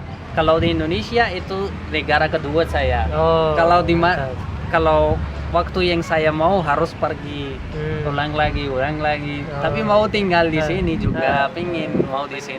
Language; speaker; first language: Indonesian; non-native, learner; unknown